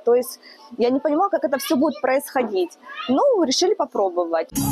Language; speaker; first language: Ukrainian; non-native, local second language; Russian